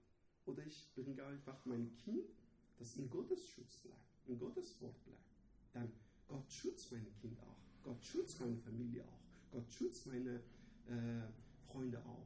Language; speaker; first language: German; non-native, learner; Persian